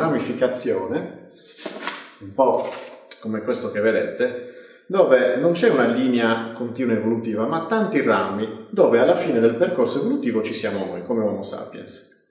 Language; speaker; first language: Italian; native; Italian